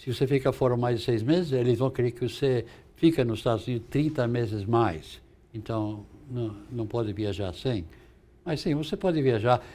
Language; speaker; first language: Portuguese; non-native, fluent; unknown